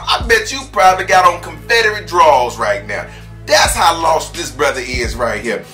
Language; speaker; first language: English; native; English